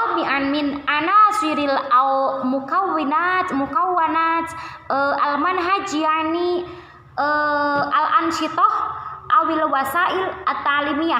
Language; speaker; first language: Arabic; non-native, learner; Indonesian